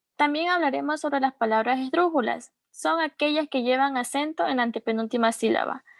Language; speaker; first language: Spanish; native; Spanish